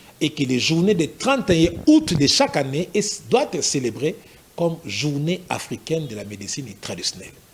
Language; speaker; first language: French; non-native, local second language; Lingala